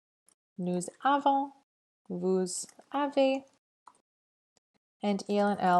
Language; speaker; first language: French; non-native, fluent; English